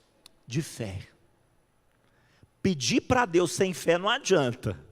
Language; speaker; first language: Portuguese; native; Portuguese